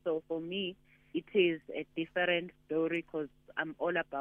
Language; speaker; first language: English; non-native, local second language; Zulu